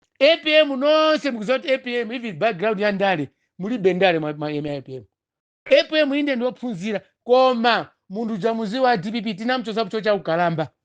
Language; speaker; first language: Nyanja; non-native, local second language; Tumbuka